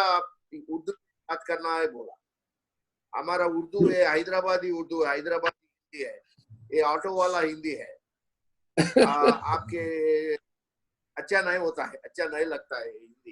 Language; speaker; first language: Hindi; non-native, local second language; Telugu